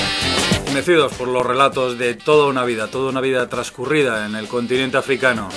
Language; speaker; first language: Spanish; native; Spanish